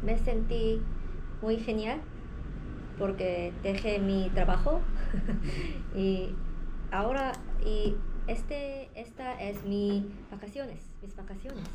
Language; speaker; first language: Spanish; non-native, learner; Korean